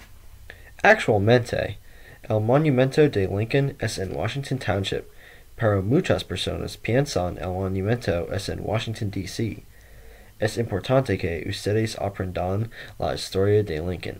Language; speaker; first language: Spanish; non-native, learner; English